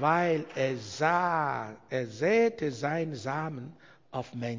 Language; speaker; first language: German; non-native, learner; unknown